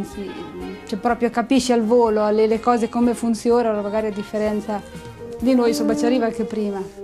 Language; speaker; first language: Italian; native; Italian